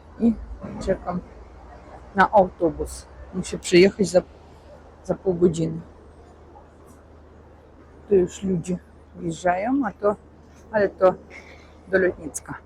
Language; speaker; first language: Polish; non-native, fluent; Russian